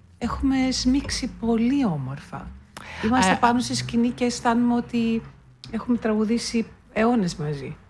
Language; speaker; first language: Greek; early bilingual, heritage; Greek